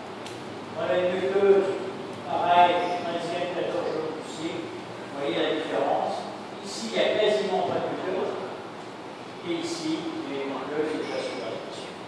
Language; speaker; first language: French; native; French